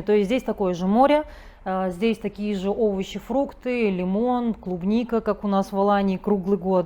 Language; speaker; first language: Russian; native; Russian